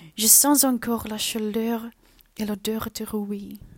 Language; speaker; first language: French; non-native, learner; Chinese